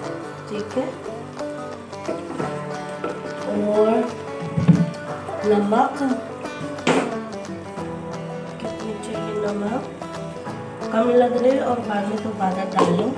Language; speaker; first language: Hindi; non-native, learner; Filipino